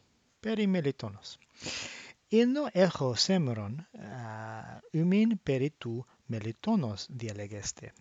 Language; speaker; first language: Greek; non-native, learner; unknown